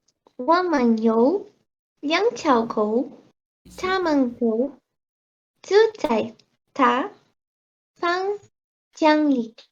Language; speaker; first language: Chinese; non-native, learner; Portuguese